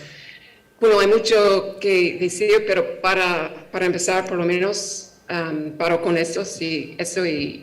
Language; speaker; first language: Spanish; non-native, fluent; English